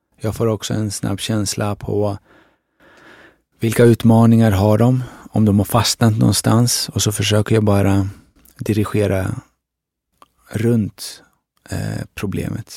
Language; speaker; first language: Swedish; early bilingual, other home language; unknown